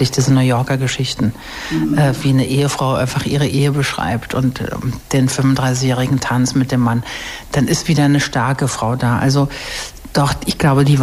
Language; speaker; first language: German; native; German